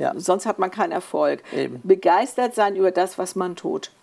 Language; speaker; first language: German; native; German